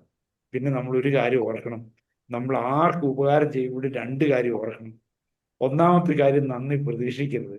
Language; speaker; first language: Malayalam; native; Malayalam